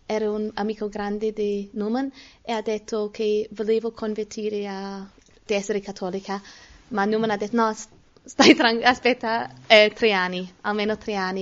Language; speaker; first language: Italian; non-native, learner; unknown